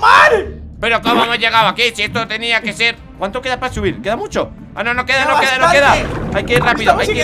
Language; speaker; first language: Spanish; native; Spanish